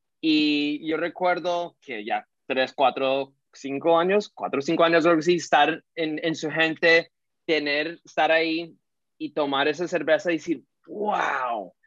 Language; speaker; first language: Spanish; early bilingual, heritage; Spanish